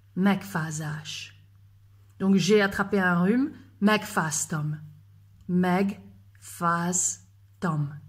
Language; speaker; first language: French; native; French